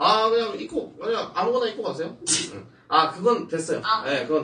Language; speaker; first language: Korean; native; Korean